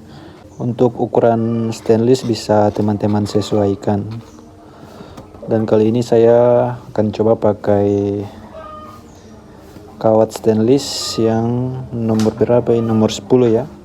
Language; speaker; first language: Indonesian; native; Indonesian